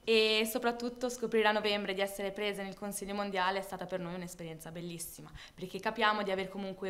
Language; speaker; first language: Italian; native; Italian